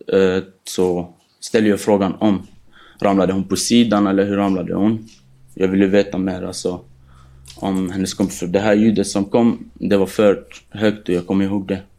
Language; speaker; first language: Swedish; non-native, fluent; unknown